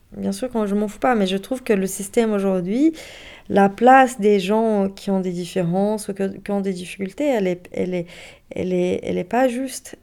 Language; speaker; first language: French; non-native, fluent; Portuguese